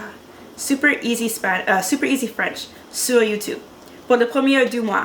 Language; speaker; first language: French; non-native, learner; English